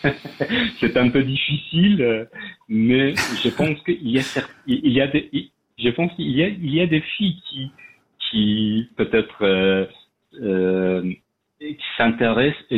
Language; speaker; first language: French; non-native, learner; Persian